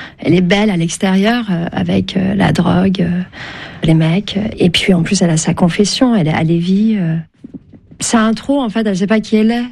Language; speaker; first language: French; early bilingual, other home language; Turkish